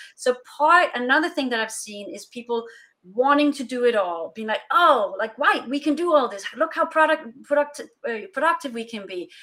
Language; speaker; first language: English; non-native, fluent; Danish